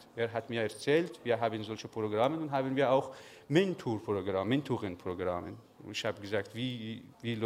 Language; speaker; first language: German; non-native, learner; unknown